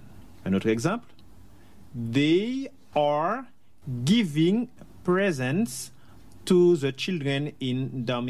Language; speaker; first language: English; non-native, fluent; French